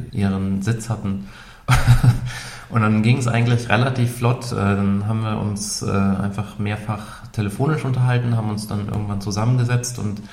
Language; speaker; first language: German; native; German